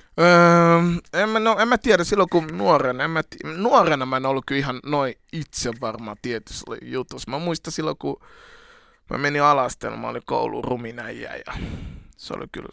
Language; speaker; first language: Finnish; early bilingual, other home language; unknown